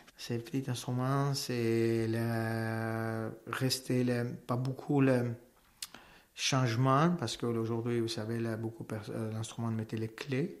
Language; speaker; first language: French; non-native, learner; Armenian